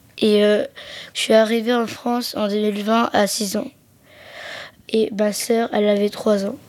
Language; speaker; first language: French; early bilingual, other home language; Arabic